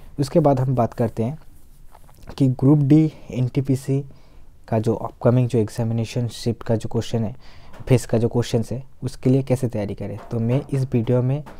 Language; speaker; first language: Hindi; non-native, local second language; Bangla